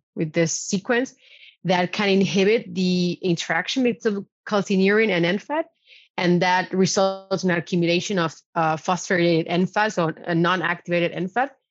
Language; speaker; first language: English; non-native, fluent; Spanish